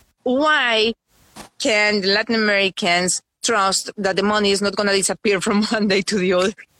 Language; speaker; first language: English; non-native, fluent; Spanish